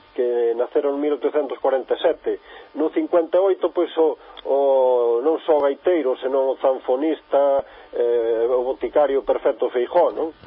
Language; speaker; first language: Galician; native; Galician